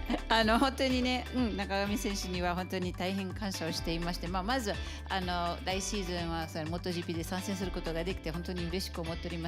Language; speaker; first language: Japanese; native; Japanese